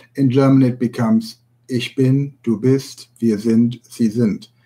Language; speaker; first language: English; non-native, fluent; German